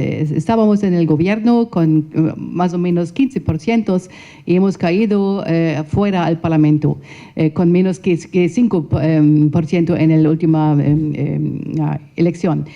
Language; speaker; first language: Spanish; non-native, fluent; German